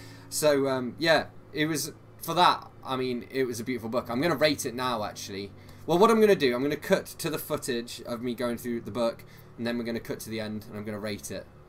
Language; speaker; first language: English; native; English